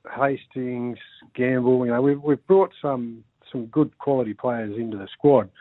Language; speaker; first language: English; native; English